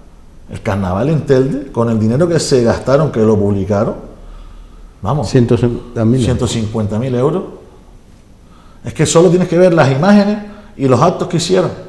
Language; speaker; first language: Spanish; native; Spanish